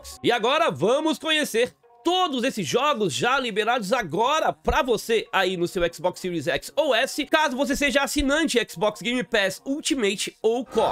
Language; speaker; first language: Portuguese; native; Portuguese